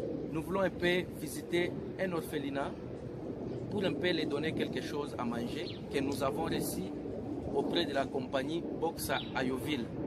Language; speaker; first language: French; non-native, local second language; Lingala